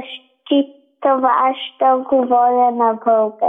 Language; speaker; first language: Bulgarian; early bilingual, heritage; Bulgarian